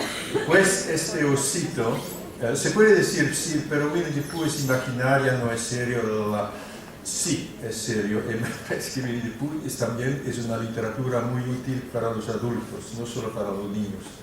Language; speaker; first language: Spanish; non-native, fluent; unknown